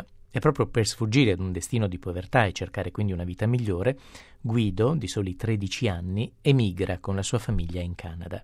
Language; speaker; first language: Italian; native; Italian